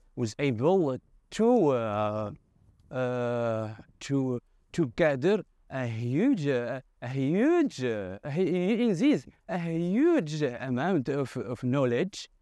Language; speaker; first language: English; non-native, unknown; Arabic